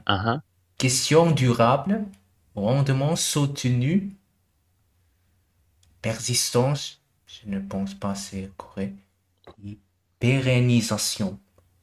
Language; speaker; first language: French; non-native, learner; German